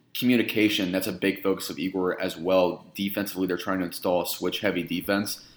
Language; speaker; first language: English; native; English